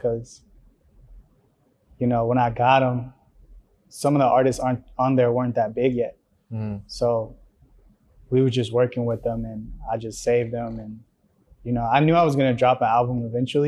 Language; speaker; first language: English; early bilingual, other home language; Spanish